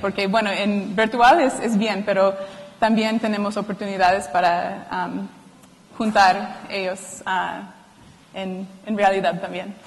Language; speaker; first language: Spanish; non-native, fluent; English